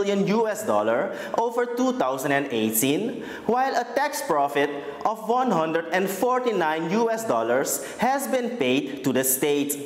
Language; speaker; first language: English; non-native, local second language; Dutch